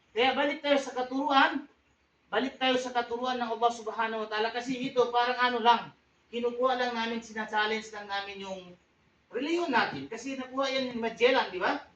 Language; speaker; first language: Filipino; non-native, local second language; Tausug